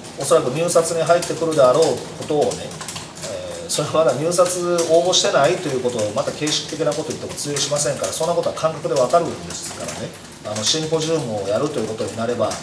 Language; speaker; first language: Japanese; native; Japanese